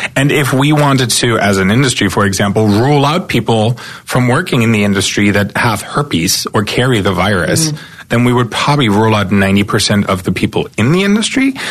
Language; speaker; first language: English; non-native, fluent; German